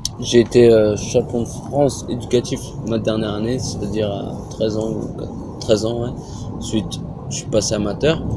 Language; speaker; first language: French; early bilingual, other home language; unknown